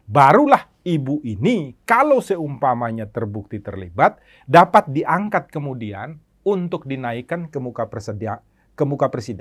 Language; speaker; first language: Indonesian; native; Indonesian